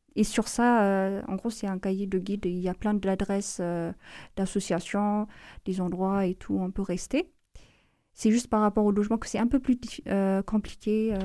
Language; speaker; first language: French; non-native, fluent; Amharic